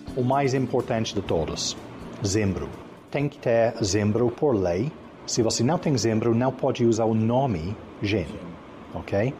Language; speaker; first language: Portuguese; non-native, fluent; English